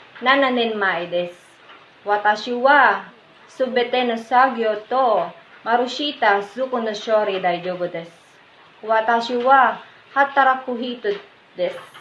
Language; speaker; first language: Japanese; non-native, learner; Filipino